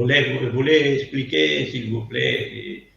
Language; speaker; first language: French; non-native, learner; Italian